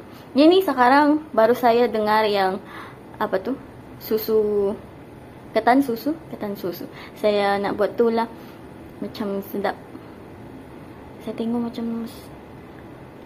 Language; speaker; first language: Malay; non-native, fluent; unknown